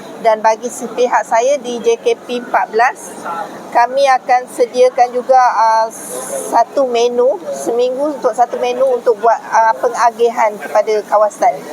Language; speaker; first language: Malay; native; Malay